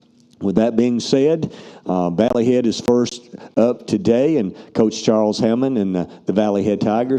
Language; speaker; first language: English; native; English